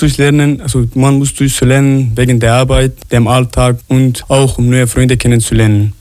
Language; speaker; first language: German; non-native, learner; Arabic